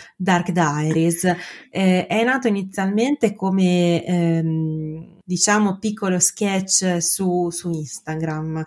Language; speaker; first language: Italian; native; Italian